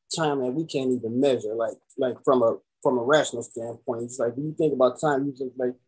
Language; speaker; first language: English; native; English